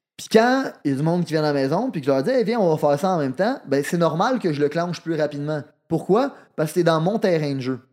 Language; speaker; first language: French; native; French